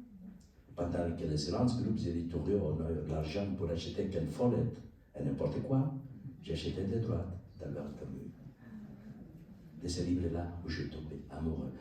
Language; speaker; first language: French; non-native, learner; Spanish